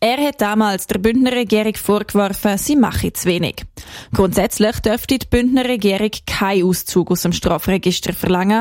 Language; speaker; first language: German; native; German